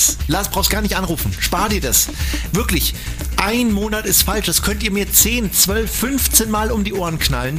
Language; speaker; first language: German; native; German